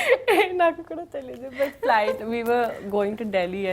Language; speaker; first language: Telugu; non-native, local second language; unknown